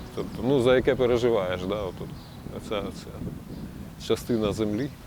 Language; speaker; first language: Ukrainian; native; Ukrainian